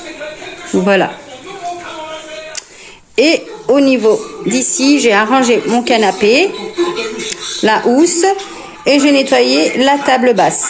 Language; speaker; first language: French; native; French